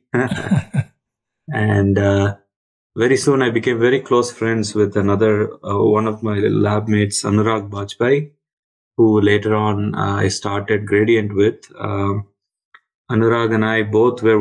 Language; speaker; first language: English; non-native, local second language; Tamil